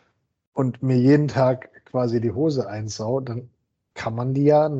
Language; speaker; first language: German; native; German